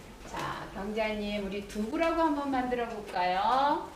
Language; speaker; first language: Korean; native; Korean